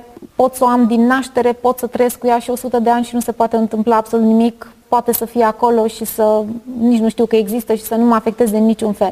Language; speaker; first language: Romanian; native; Romanian